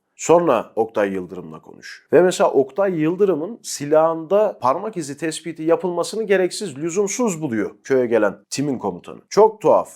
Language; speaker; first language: Turkish; native; Turkish